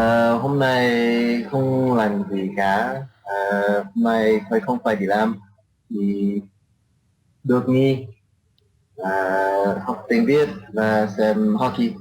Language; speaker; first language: Vietnamese; non-native, learner; English